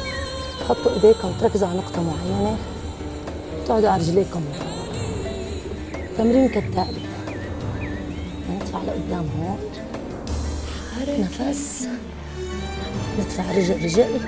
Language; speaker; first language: Arabic; native; Arabic